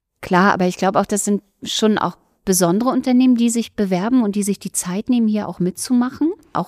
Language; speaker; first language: German; native; German